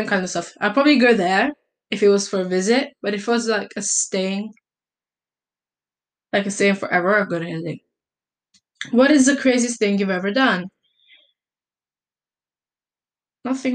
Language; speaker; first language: English; early bilingual, other home language; Italian